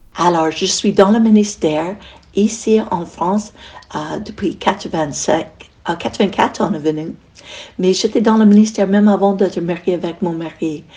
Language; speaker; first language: French; non-native, fluent; English